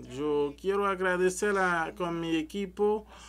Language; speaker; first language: Spanish; non-native, learner; French